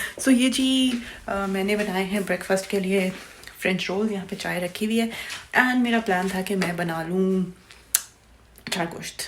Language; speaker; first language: Urdu; native; Urdu